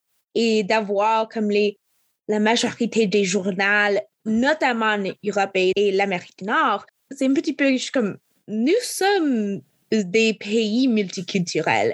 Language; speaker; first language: French; non-native, local second language; English